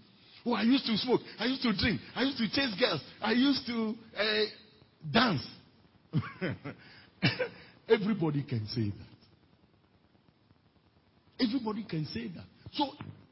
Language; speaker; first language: English; non-native, local second language; Ewe